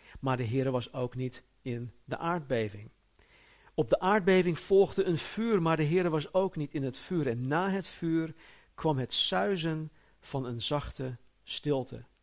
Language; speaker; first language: Dutch; native; Dutch